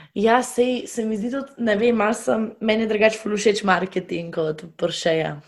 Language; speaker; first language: Slovenian; native; Slovenian